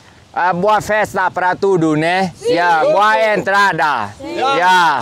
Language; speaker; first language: Portuguese; non-native, learner; Vietnamese